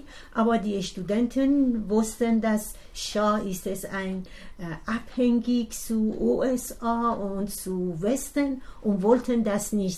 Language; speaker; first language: German; non-native, learner; Persian